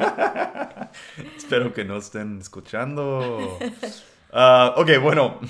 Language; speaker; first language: Spanish; non-native, fluent; English